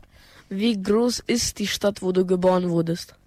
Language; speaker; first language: German; early bilingual, other home language; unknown